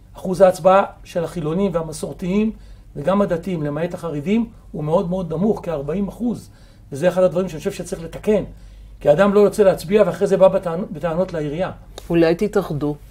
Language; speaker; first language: Hebrew; native; Hebrew